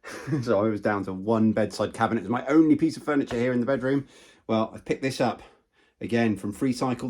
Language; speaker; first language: English; native; English